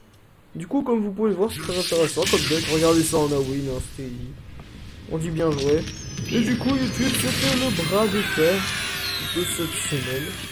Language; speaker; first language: French; native; French